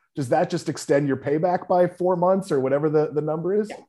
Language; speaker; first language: English; native; English